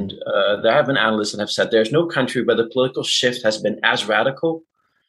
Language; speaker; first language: English; non-native, fluent; Dutch